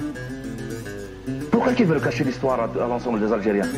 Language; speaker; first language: French; non-native, local second language; Kabyle